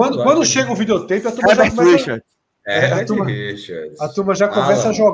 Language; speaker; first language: Portuguese; native; Portuguese